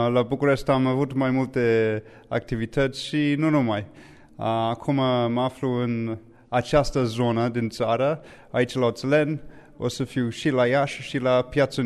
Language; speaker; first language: Romanian; non-native, fluent; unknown